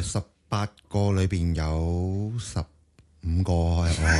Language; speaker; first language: Cantonese; native; Cantonese